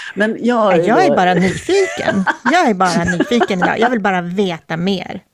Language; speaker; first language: Swedish; native; Swedish